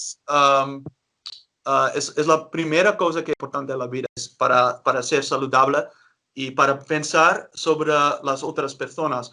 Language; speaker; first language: Spanish; non-native, learner; Dutch